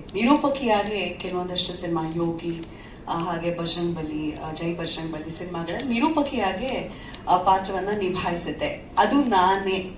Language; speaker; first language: Kannada; native; Kannada